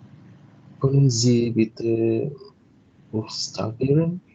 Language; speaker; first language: German; non-native, learner; Indonesian